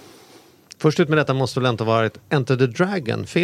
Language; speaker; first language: Swedish; native; Swedish